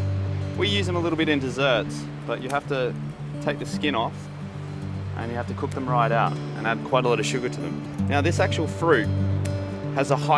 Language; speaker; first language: English; native; English